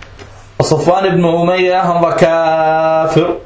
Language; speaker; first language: Danish; early bilingual, other home language; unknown